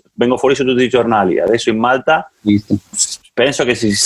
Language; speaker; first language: Italian; non-native, fluent; Catalan